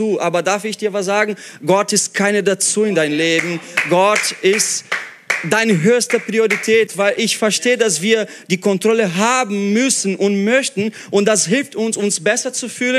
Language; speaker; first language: German; non-native, fluent; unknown